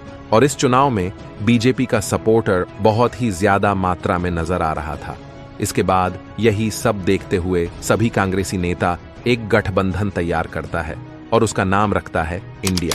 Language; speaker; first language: Hindi; native; Hindi